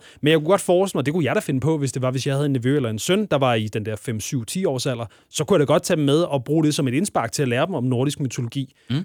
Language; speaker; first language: Danish; native; Danish